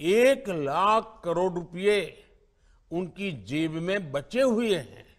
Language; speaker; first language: Hindi; non-native, local second language; Gujarati